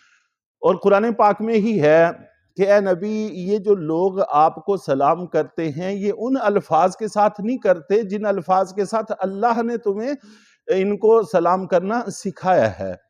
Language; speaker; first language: Urdu; native; Urdu